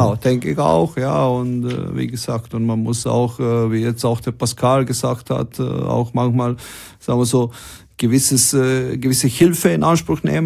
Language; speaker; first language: German; non-native, fluent; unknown